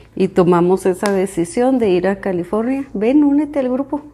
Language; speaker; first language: English; non-native, fluent; Spanish